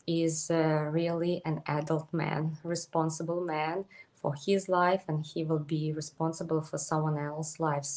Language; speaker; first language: English; non-native, fluent; Ukrainian